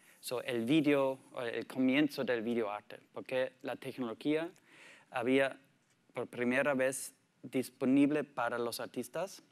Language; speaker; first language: Spanish; non-native, learner; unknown